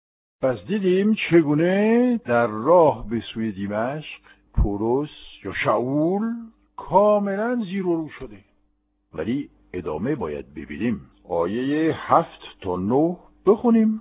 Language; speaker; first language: Persian; non-native, fluent; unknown